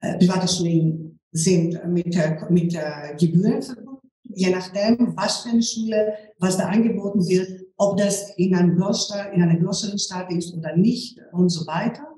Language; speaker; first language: German; non-native, fluent; Greek